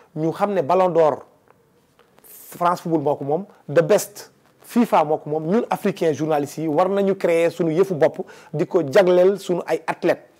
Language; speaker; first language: Wolof; non-native, local second language; Fula